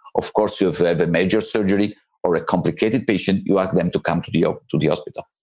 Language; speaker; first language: English; non-native, fluent; Italian